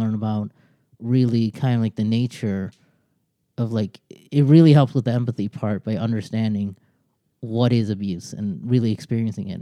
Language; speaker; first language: English; native; English